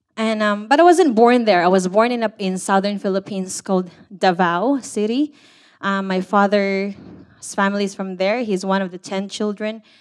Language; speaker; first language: English; non-native, local second language; Cebuano